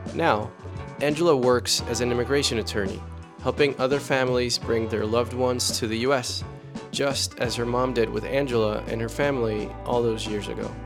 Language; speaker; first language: English; non-native, fluent; Spanish